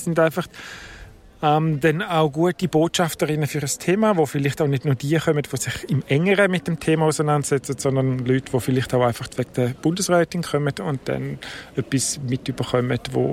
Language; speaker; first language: German; native; German